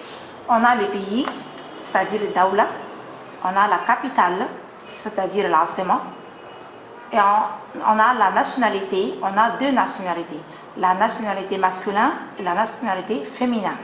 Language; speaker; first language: French; non-native, fluent; Arabic